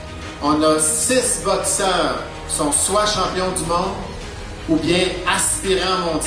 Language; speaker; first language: French; native; French